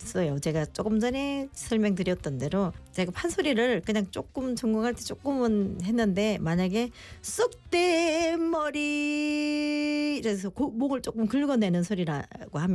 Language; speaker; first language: Korean; native; Korean